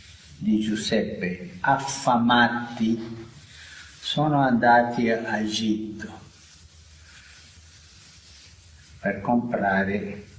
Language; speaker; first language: Italian; early bilingual, heritage; Italian